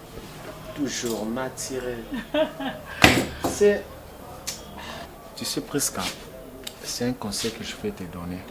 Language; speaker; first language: French; non-native, local second language; Lingala